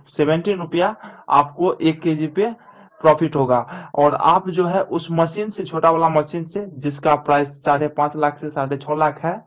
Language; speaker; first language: Hindi; native; Hindi